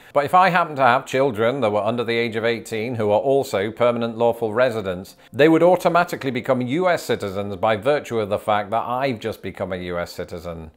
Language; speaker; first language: English; native; English